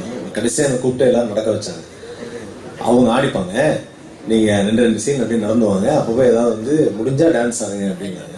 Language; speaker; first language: Tamil; native; Tamil